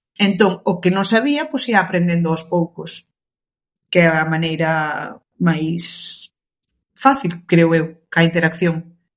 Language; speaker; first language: Galician; early bilingual, other home language; Kabuverdianu